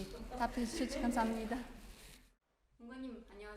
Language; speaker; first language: Korean; non-native, fluent; Uzbek